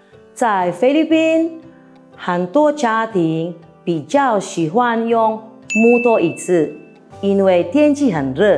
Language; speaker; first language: Chinese; non-native, fluent; Filipino